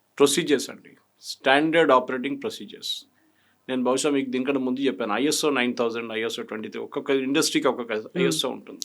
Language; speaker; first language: Telugu; non-native, fluent; Malayalam